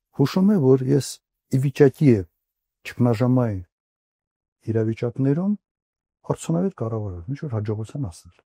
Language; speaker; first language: Armenian; native; Armenian